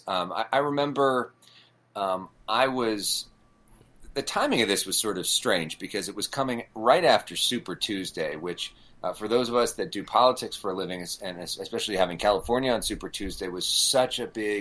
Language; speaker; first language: English; native; English